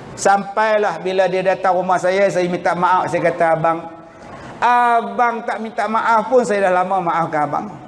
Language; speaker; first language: Malay; native; Malay